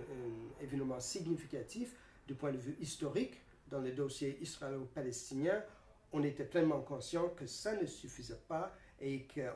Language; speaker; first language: French; non-native, fluent; English